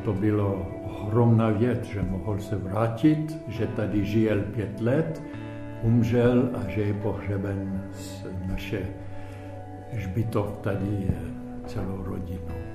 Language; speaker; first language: Czech; early bilingual, heritage; Czech